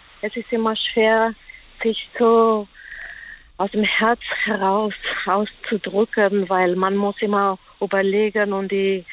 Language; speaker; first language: German; non-native, learner; Spanish